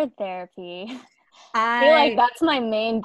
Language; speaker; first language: English; early bilingual, other home language; Filipino